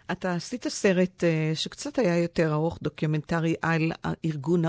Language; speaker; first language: Hebrew; native; Hebrew